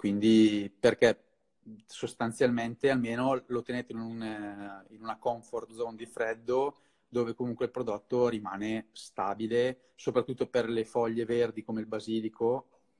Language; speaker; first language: Italian; native; Italian